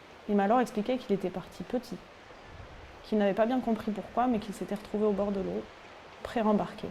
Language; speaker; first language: French; native; French